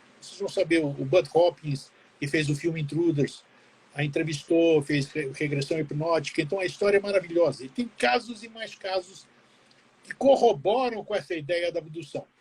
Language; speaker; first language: Portuguese; early bilingual, other home language; Greek